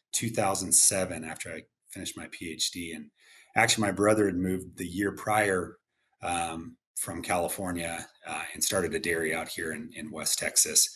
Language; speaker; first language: English; native; English